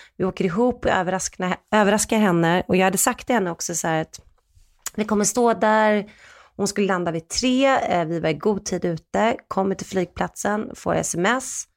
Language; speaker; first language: Swedish; native; Swedish